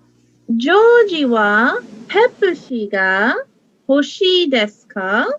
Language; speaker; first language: Japanese; non-native, fluent; English